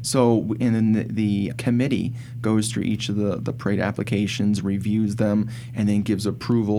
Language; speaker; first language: English; native; English